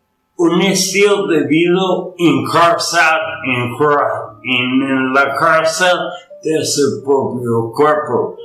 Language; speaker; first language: Spanish; non-native, learner; English